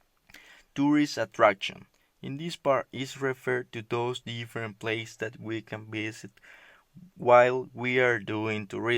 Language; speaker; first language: English; non-native, learner; Spanish